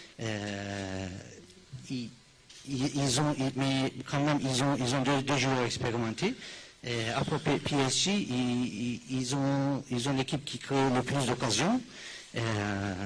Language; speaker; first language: French; non-native, fluent; Turkish